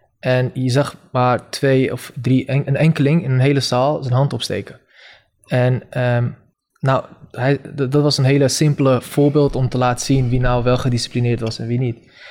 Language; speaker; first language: Dutch; early bilingual, other home language; Turkish